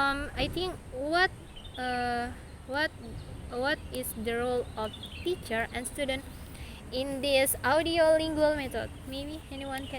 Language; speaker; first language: English; non-native, learner; Indonesian